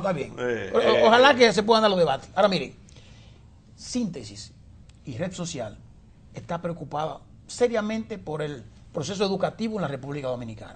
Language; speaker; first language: Spanish; native; Spanish